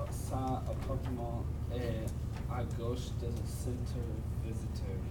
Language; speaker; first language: French; non-native, learner; English